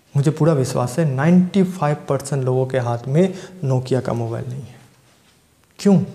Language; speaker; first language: Hindi; non-native, local second language; Bangla